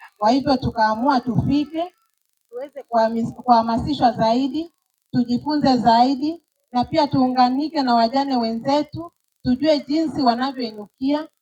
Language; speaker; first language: Swahili; native; Swahili